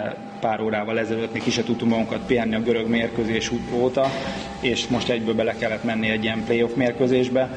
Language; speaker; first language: Hungarian; native; Hungarian